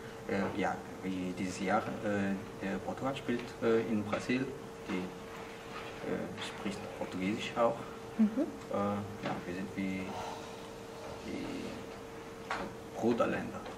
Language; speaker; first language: German; non-native, learner; Portuguese